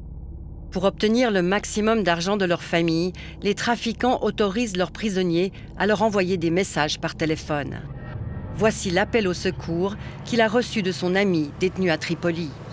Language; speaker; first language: French; native; French